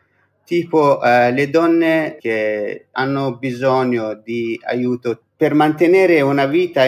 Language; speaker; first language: Italian; non-native, fluent; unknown